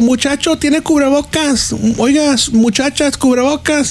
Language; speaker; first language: Spanish; early bilingual, heritage; Spanish